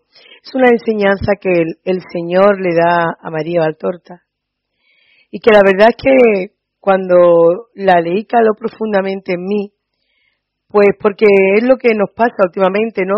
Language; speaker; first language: Spanish; native; Spanish